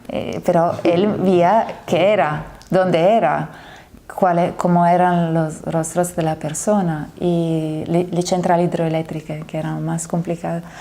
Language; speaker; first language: Spanish; non-native, fluent; Italian